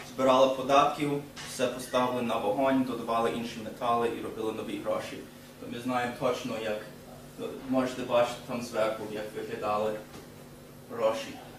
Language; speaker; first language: Ukrainian; early bilingual, heritage; Ukrainian